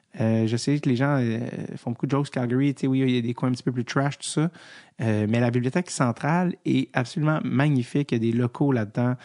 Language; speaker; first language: French; native; French